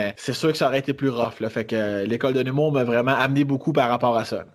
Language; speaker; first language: French; native; French